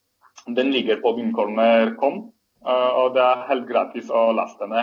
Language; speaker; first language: Swedish; non-native, fluent; Polish